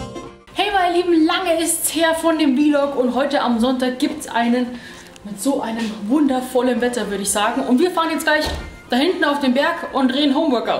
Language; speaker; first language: German; native; German